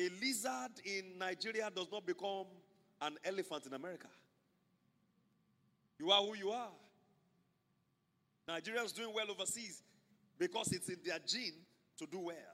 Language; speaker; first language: English; non-native, local second language; Yoruba